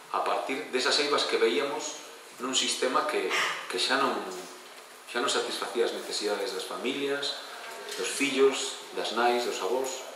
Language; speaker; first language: Galician; non-native, local second language; Spanish